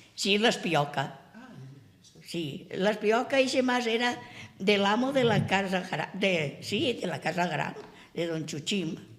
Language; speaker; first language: Catalan; native; Catalan